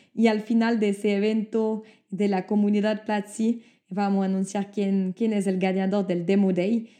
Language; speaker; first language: Spanish; non-native, fluent; French